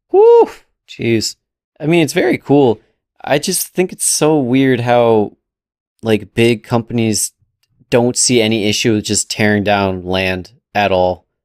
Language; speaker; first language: English; native; English